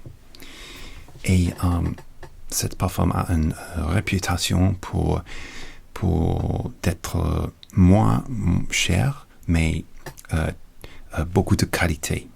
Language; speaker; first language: French; non-native, learner; English